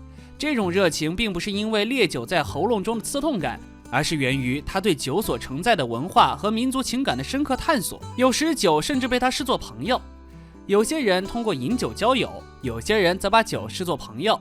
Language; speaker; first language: Chinese; native; Chinese